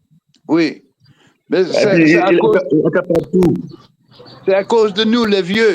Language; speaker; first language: French; non-native, fluent; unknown